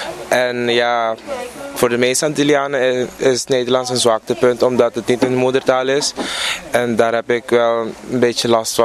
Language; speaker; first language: Dutch; non-native, local second language; Papiamento